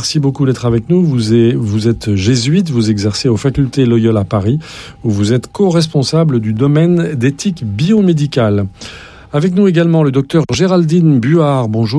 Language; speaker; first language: French; native; French